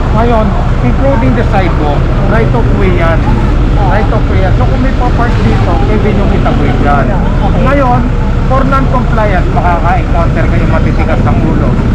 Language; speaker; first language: Filipino; native; Filipino